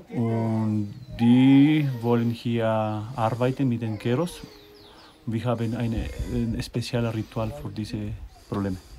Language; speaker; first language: German; non-native, learner; Spanish